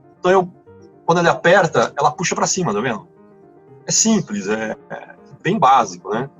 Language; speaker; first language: Portuguese; native; Portuguese